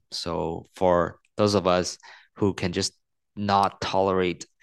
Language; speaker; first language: English; non-native, local second language; Cantonese